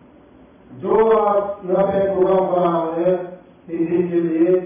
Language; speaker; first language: Hindi; non-native, local second language; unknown